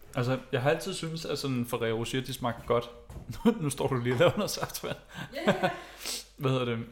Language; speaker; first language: Danish; native; Danish